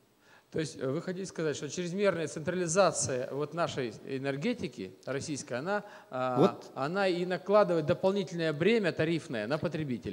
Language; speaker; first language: Russian; native; Russian